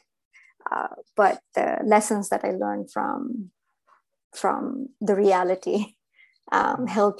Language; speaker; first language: English; non-native, local second language; Hindi